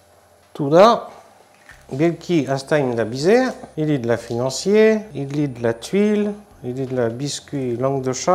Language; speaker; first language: Russian; non-native, learner; French